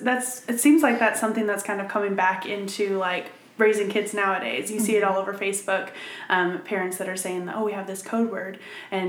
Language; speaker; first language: English; native; English